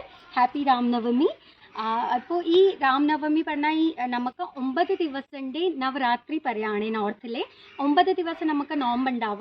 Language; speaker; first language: Malayalam; non-native, learner; Hindi